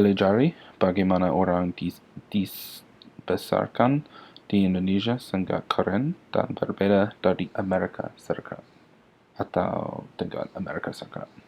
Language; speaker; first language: Indonesian; non-native, learner; English